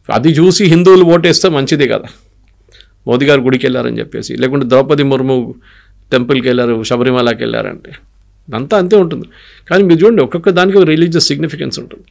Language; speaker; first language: Telugu; non-native, local second language; Malayalam